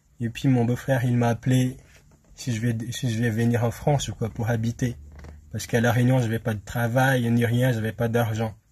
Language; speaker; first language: French; non-native, local second language; Malagasy